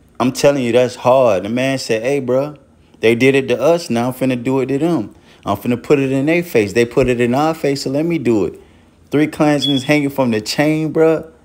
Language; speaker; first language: English; native; English